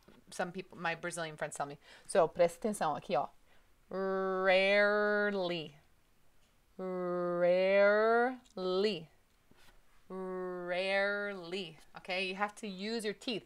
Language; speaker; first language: English; native; English